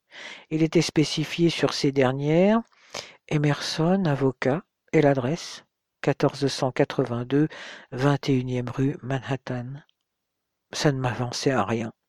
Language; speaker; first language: French; native; French